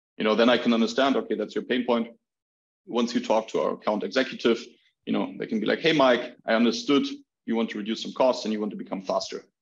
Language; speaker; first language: English; non-native, fluent; German